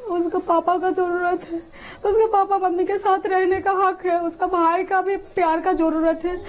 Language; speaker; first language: Hindi; non-native, learner; Bangla